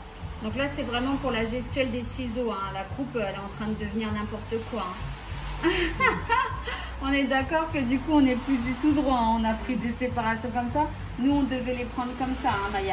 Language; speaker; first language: French; native; French